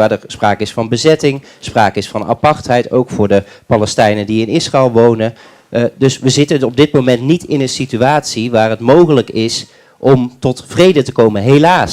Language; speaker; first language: Dutch; native; Dutch